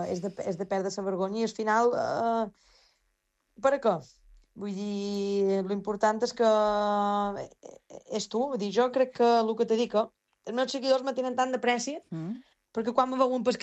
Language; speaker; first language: Catalan; native; Catalan